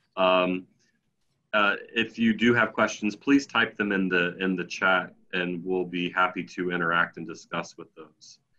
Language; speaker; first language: English; native; English